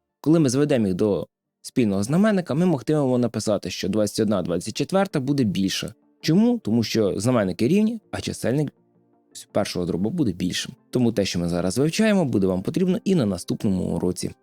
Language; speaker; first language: Ukrainian; native; Ukrainian